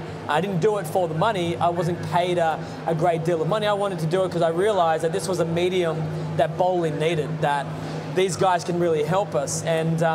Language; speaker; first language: English; native; English